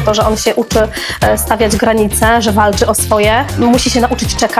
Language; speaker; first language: Polish; native; Polish